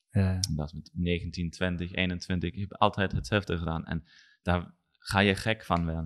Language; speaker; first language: Dutch; non-native, learner; German